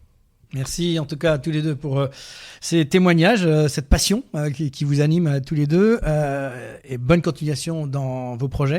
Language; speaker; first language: French; native; French